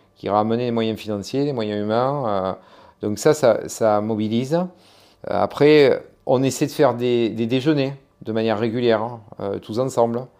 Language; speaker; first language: French; native; French